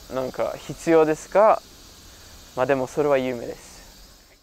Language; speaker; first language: Japanese; non-native, fluent; Norwegian